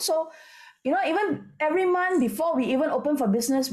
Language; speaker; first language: English; non-native, local second language; Min Nan Chinese